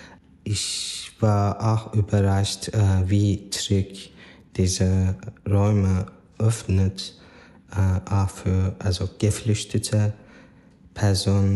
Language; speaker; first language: German; non-native, fluent; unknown